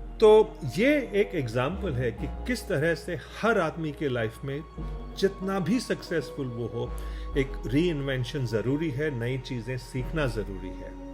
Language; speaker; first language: Hindi; non-native, local second language; Tamil